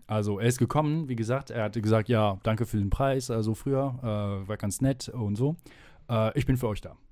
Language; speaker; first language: German; non-native, fluent; French